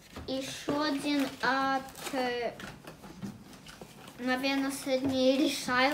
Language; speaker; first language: Russian; early bilingual, heritage; Russian